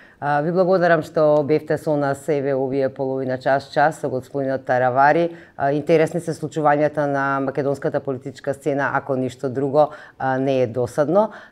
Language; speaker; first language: Macedonian; native; Macedonian